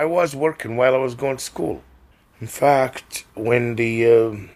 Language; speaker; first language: English; non-native, fluent; Arabic